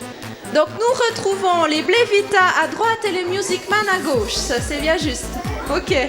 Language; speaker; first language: French; native; French